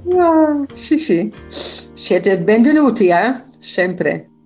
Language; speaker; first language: Italian; non-native, fluent; Dutch